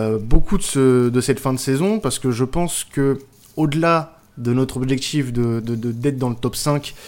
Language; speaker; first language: French; native; French